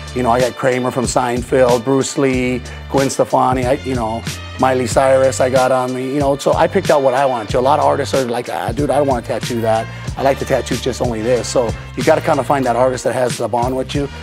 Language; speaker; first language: English; native; English